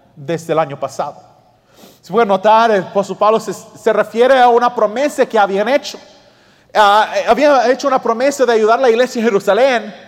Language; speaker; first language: Spanish; early bilingual, heritage; English